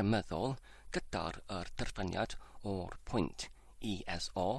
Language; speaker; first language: Welsh; non-native, learner; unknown